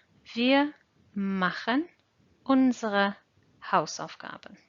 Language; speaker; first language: German; non-native, fluent; English